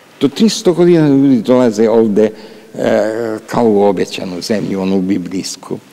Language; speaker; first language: Croatian; non-native, local second language; Hungarian